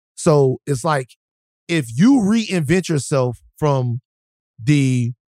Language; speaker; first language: English; native; English